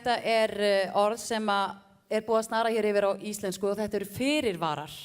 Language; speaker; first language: Icelandic; native; Icelandic